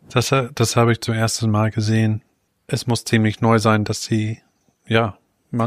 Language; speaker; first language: German; non-native, fluent; English